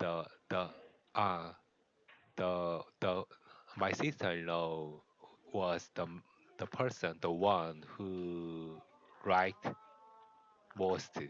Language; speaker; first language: English; non-native, learner; Korean